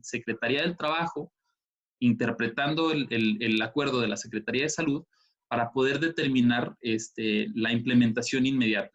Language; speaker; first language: Spanish; native; Spanish